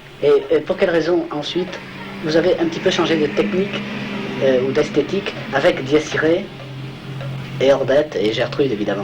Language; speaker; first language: French; native; French